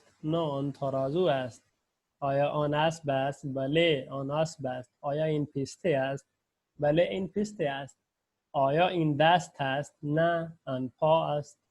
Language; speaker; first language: Persian; non-native, fluent; Urdu